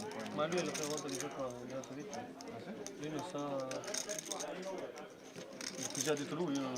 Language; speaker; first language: Italian; non-native, fluent; Albanian